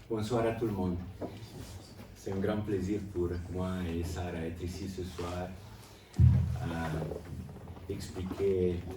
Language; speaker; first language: French; non-native, local second language; Italian